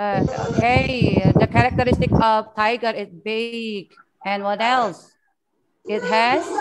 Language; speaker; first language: English; non-native, fluent; Indonesian